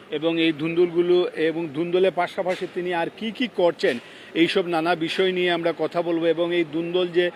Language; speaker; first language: Bangla; native; Bangla